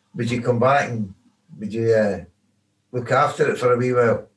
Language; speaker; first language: English; native; English